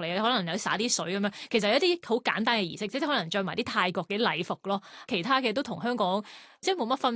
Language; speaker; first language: Cantonese; native; Cantonese